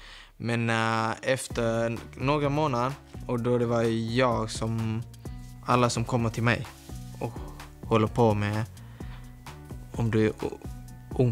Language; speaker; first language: Swedish; non-native, learner; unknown